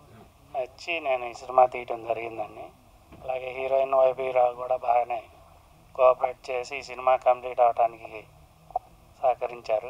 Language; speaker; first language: Telugu; native; Telugu